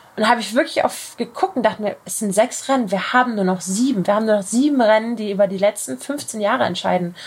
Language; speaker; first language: German; native; German